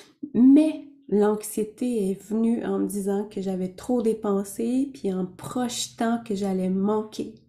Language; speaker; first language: French; native; French